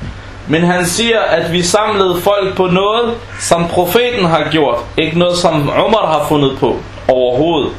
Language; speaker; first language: Danish; non-native, fluent; Arabic